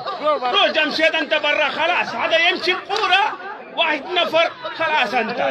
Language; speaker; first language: Arabic; non-native, learner; Hindi